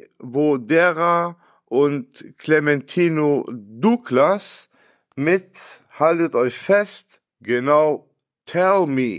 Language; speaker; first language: German; native; German